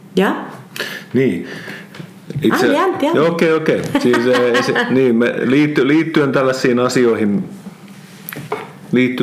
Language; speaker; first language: Finnish; non-native, fluent; Spanish